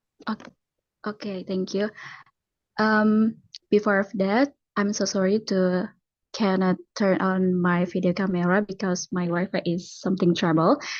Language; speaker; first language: English; non-native, learner; Indonesian